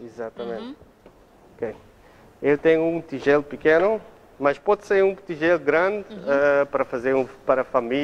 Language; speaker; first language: Portuguese; non-native, learner; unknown